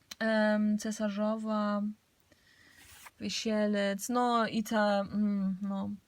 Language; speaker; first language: Polish; early bilingual, heritage; Polish